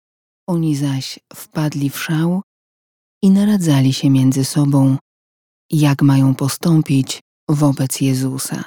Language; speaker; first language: Polish; native; Polish